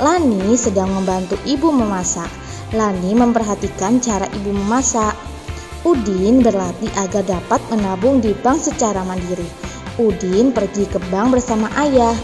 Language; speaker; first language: Indonesian; native; Indonesian